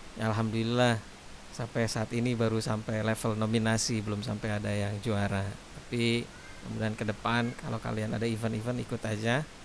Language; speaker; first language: Indonesian; native; Indonesian